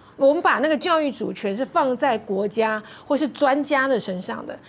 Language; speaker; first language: Chinese; non-native, local second language; Min Nan Chinese